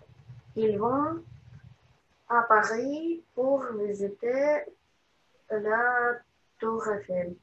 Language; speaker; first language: French; non-native, learner; Russian